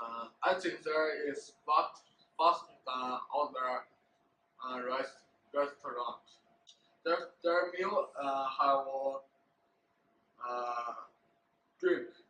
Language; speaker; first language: English; non-native, learner; Chinese